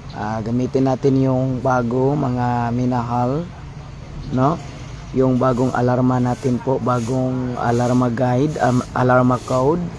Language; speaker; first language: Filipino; non-native, local second language; Cebuano